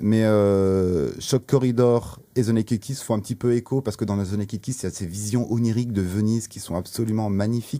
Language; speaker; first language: French; native; French